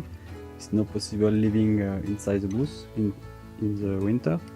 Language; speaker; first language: English; non-native, learner; French